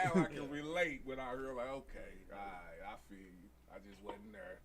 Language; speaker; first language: English; native; English